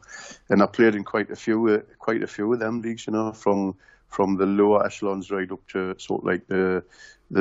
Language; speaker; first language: English; native; English